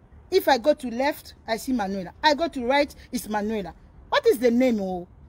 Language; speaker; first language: English; non-native, learner; Lingala